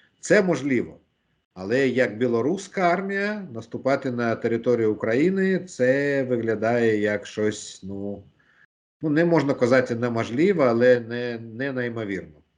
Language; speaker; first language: Ukrainian; non-native, local second language; Russian